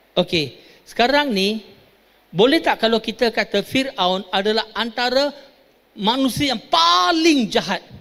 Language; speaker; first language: Malay; non-native, local second language; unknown